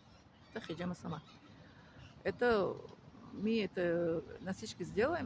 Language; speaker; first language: Russian; non-native, learner; Tajik